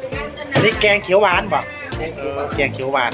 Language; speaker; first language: Thai; non-native, local second language; Lao